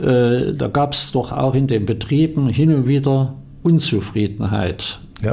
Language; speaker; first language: German; native; German